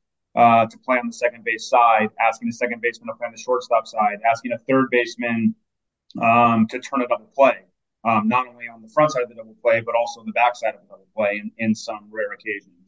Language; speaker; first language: English; native; English